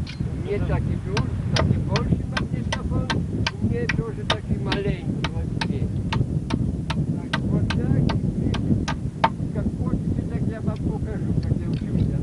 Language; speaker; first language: Russian; non-native, learner; Polish